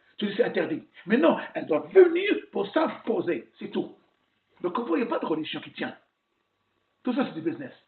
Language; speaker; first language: French; non-native, local second language; Arabic